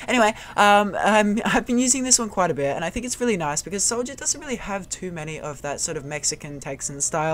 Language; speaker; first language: English; native; English